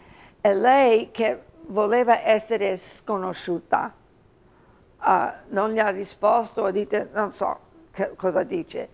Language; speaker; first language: Italian; early bilingual, heritage; English